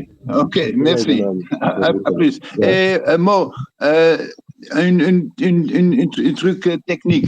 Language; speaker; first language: French; non-native, fluent; Dutch